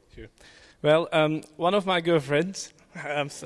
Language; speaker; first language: English; non-native, fluent; Turkish